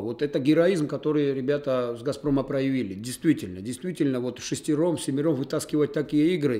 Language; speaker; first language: Russian; native; Russian